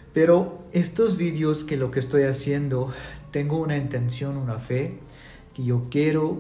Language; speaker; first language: Spanish; non-native, fluent; Urdu